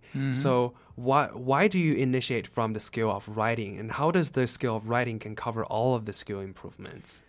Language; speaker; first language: English; non-native, fluent; Chinese